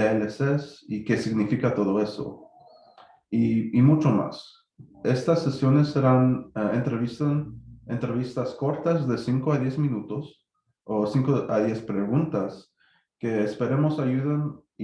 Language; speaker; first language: Spanish; early bilingual, heritage; Spanish